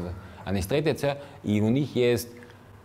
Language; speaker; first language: Russian; non-native, fluent; German